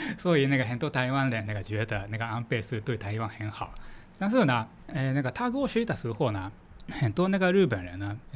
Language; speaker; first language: Chinese; non-native, fluent; Japanese